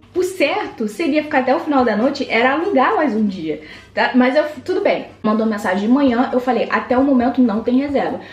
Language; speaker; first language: Portuguese; native; Portuguese